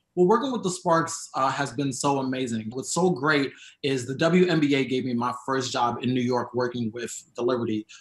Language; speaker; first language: English; native; English